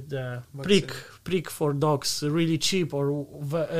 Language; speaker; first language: English; non-native, fluent; Polish